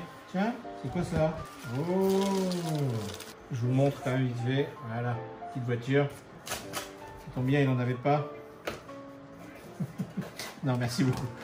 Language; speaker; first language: French; native; French